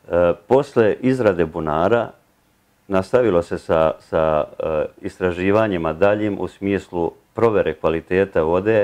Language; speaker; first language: Serbian; native; Serbian